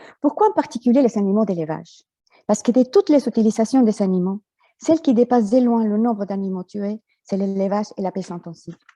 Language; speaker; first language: French; non-native, fluent; Spanish